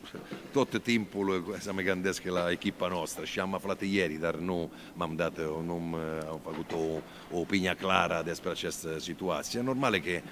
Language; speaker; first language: Romanian; non-native, learner; Italian